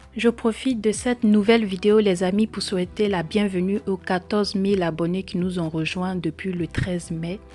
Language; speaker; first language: French; native; French